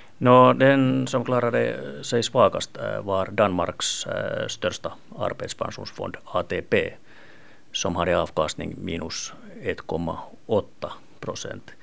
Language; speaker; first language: Swedish; non-native, local second language; Finnish